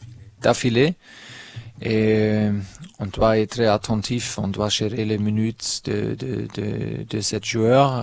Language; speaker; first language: French; non-native, learner; German